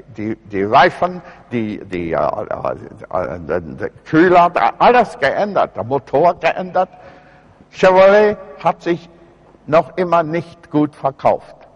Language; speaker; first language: German; non-native, fluent; English